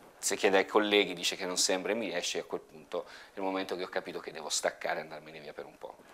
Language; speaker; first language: Italian; native; Italian